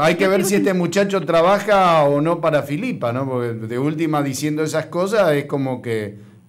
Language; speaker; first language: Spanish; native; Spanish